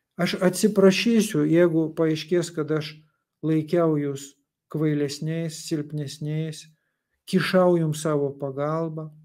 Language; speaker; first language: Lithuanian; non-native, local second language; Russian